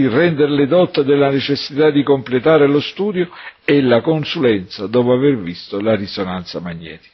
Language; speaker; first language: Italian; native; Italian